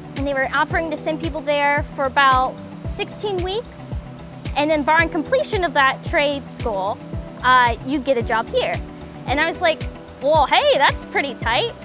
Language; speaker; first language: English; native; English